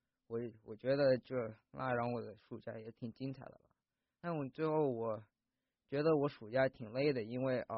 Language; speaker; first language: Chinese; early bilingual, heritage; Chinese